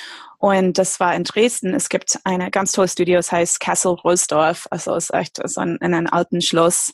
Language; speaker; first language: German; non-native, fluent; English